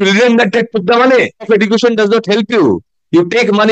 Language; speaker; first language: English; non-native, local second language; Bangla